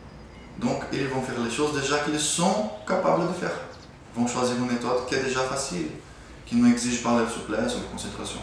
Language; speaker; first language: French; non-native, fluent; Portuguese